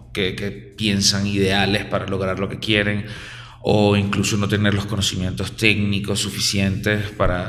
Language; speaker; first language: Spanish; native; Spanish